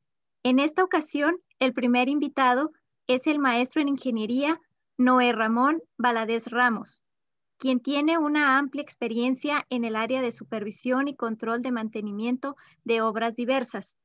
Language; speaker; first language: Spanish; native; Spanish